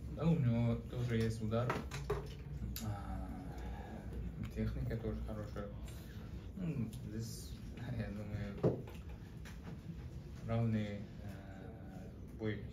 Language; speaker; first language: Russian; non-native, learner; Uzbek